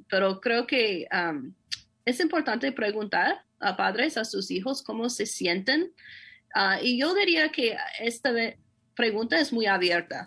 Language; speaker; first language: Spanish; non-native, fluent; English